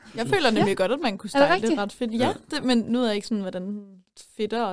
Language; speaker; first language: Danish; native; Danish